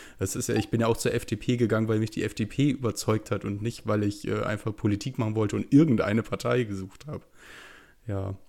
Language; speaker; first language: German; native; German